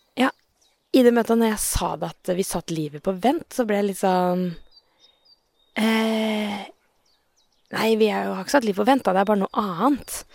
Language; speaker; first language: Norwegian; native; Norwegian